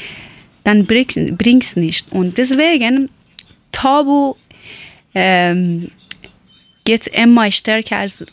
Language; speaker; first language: German; non-native, learner; Persian